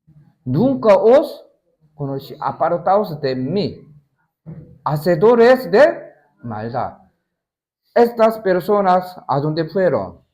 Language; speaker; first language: Spanish; non-native, learner; Korean